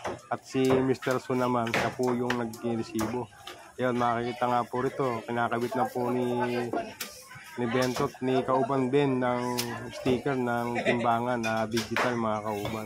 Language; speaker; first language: Filipino; non-native, local second language; Cebuano